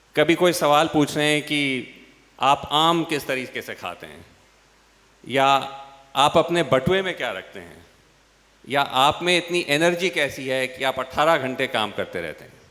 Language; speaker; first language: Hindi; non-native, local second language; English